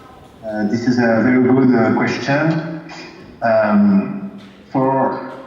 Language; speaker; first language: English; non-native, fluent; French